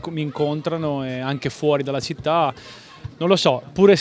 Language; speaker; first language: Italian; native; Italian